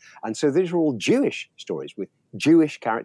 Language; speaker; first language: English; native; English